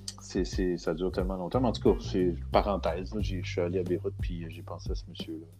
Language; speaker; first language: French; native; French